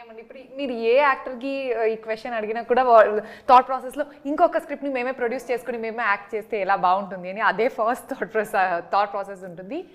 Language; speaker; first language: Telugu; non-native, local second language; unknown